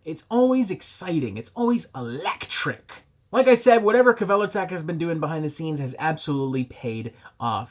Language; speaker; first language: English; native; English